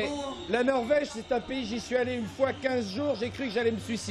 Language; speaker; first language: French; native; French